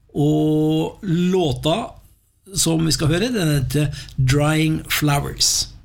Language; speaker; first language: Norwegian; native; Norwegian